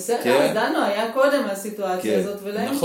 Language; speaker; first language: Hebrew; native; Hebrew